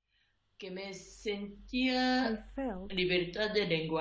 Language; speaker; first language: Spanish; non-native, learner; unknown